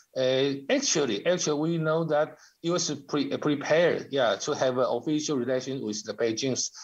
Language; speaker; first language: English; non-native, learner; Chinese